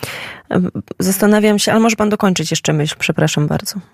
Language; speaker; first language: Polish; native; Polish